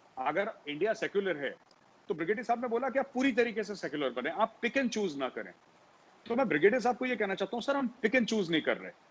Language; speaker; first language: Hindi; native; Hindi